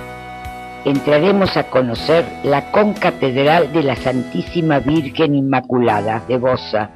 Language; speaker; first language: Spanish; native; Spanish